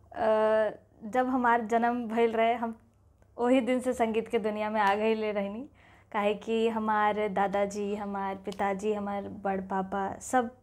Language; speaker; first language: Hindi; native; Hindi